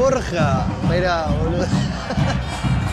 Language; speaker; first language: Spanish; native; Spanish